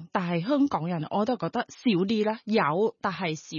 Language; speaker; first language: Cantonese; non-native, learner; Thai